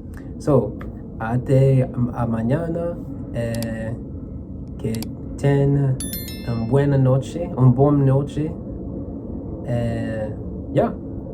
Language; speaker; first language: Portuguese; non-native, learner; English